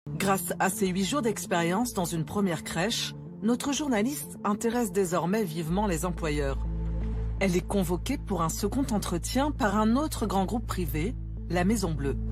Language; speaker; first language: French; native; French